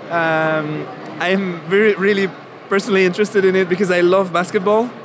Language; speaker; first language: English; non-native, fluent; Arabic